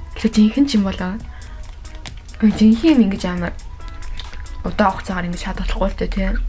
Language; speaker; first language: Mongolian; early bilingual, heritage; Mongolian